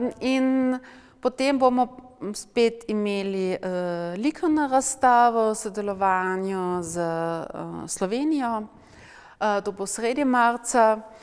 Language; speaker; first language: Slovenian; non-native, local second language; German